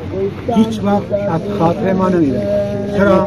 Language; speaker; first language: Persian; non-native, local second language; Central Kurdish